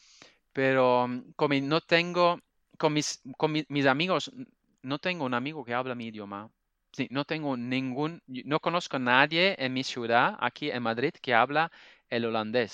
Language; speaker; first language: Spanish; non-native, fluent; Dutch